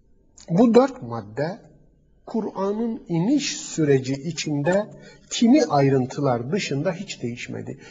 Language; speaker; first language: Turkish; native; Turkish